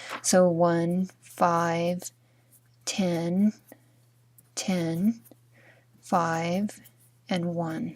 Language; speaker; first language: English; native; English